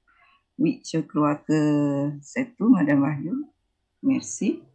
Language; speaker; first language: French; non-native, fluent; Indonesian